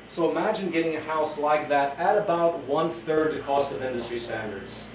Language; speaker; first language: English; non-native, fluent; Polish